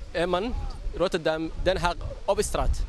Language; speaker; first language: Dutch; non-native, learner; Somali